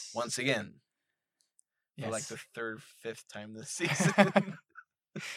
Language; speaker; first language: English; native; English